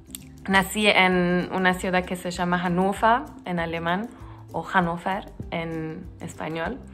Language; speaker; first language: Spanish; non-native, fluent; Turkish